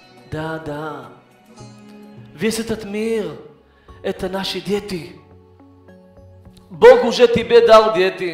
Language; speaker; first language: Russian; early bilingual, heritage; Hebrew